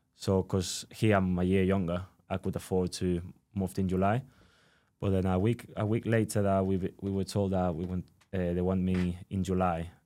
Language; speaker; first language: English; non-native, fluent; Spanish